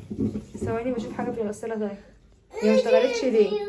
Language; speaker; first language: Arabic; native; Arabic